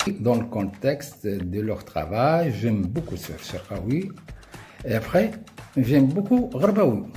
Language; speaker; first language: French; non-native, local second language; Arabic